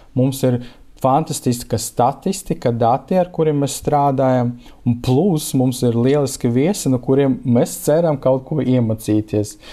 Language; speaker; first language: Latvian; non-native, local second language; Russian